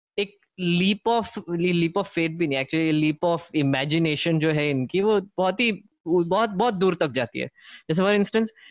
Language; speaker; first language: Hindi; non-native, local second language; Marathi